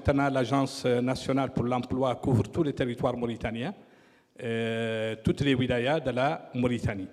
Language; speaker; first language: French; non-native, local second language; Arabic